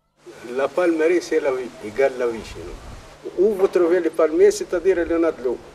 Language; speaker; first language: French; non-native, fluent; Arabic